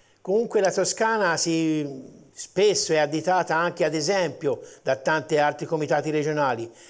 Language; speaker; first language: Italian; native; Italian